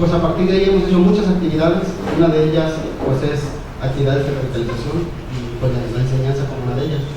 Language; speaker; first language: Spanish; native; Spanish